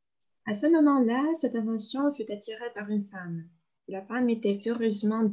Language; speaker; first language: French; non-native, fluent; Russian